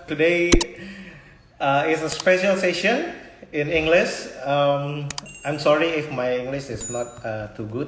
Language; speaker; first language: English; non-native, fluent; Indonesian